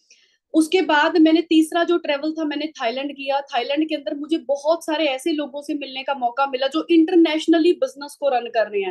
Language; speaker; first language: Hindi; non-native, local second language; Punjabi